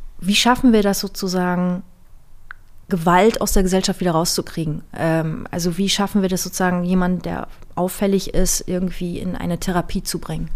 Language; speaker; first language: German; early bilingual, other home language; Persian